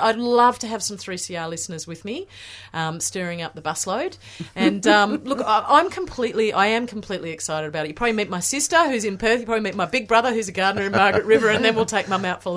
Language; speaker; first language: English; native; English